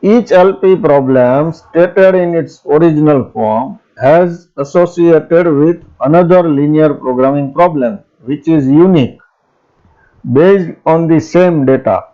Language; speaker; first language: English; non-native, local second language; Gujarati